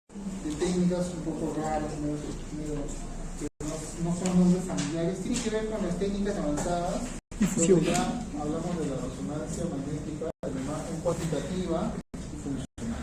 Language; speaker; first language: Spanish; native; Spanish